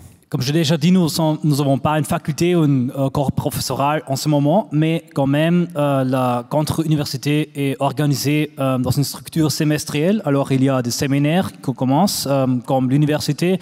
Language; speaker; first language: French; non-native, fluent; German